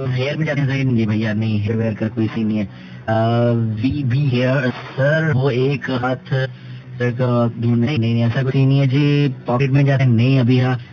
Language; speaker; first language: Urdu; native; Urdu